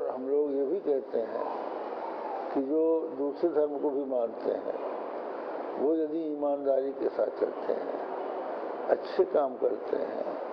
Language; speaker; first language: Hindi; native; Hindi